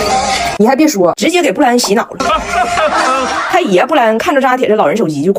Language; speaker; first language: Chinese; native; Chinese